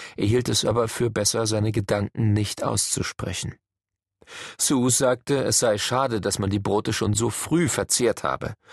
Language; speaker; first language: German; native; German